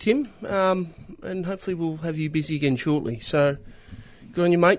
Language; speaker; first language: English; native; English